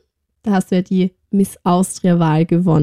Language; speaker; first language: German; native; German